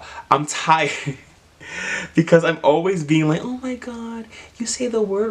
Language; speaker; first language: English; native; English